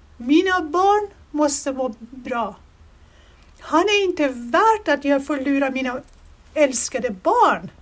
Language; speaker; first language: Swedish; non-native, fluent; Persian